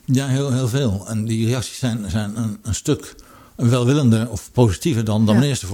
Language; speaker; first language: Dutch; native; Dutch